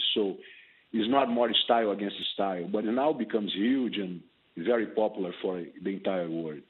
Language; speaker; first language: English; non-native, fluent; Portuguese